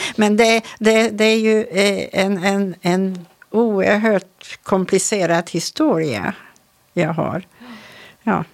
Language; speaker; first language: Swedish; non-native, fluent; Hungarian